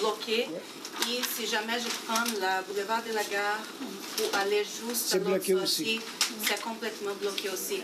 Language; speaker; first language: French; non-native, fluent; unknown